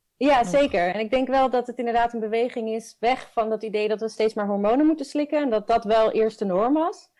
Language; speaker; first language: Dutch; native; Dutch